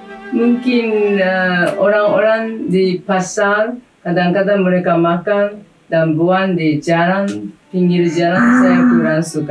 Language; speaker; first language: Indonesian; non-native, fluent; Japanese